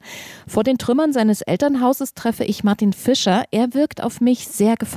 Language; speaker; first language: German; native; German